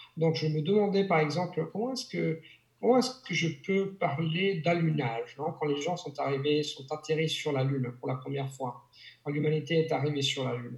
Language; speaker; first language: French; non-native, fluent; Italian